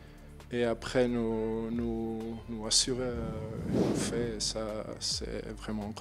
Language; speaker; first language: French; non-native, learner; German